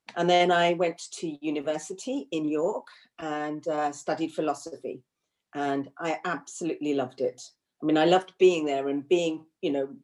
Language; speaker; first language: English; early bilingual, other home language; Hindi